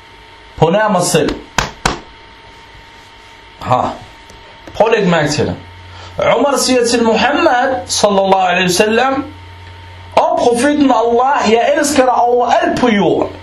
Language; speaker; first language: Danish; non-native, fluent; Arabic